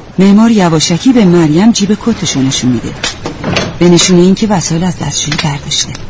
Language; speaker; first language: Persian; native; Persian